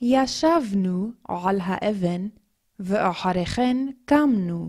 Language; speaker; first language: Hebrew; non-native, fluent; English